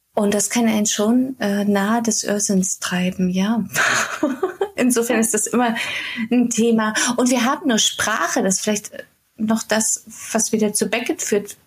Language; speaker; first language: German; native; German